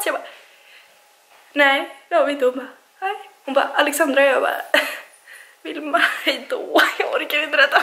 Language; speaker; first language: Swedish; native; Swedish